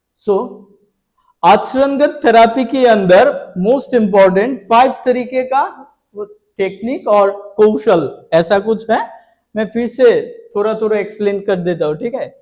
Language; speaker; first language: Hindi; non-native, local second language; Bangla